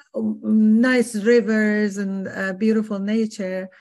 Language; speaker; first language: English; non-native, fluent; Persian